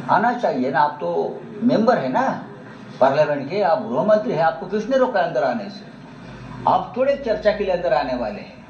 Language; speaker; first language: Hindi; non-native, local second language; Marathi